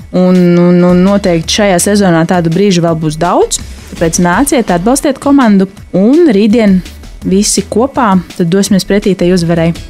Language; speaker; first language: Latvian; native; Latvian